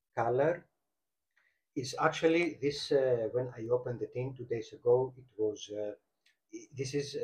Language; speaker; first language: English; non-native, fluent; Greek